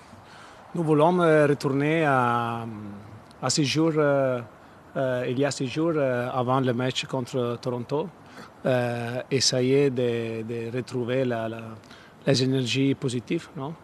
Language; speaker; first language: French; non-native, fluent; Italian